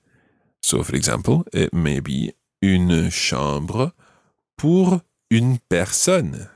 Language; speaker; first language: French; non-native, fluent; English